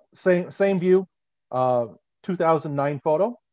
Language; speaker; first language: English; native; English